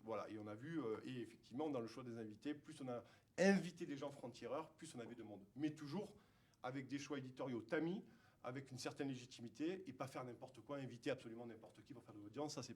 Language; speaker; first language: French; native; French